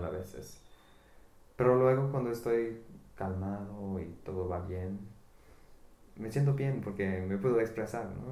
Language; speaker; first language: Spanish; non-native, fluent; English